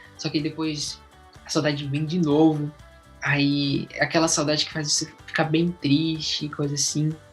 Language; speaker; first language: Portuguese; early bilingual, heritage; Portuguese